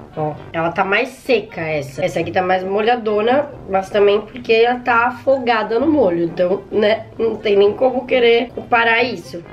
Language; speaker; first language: Portuguese; native; Portuguese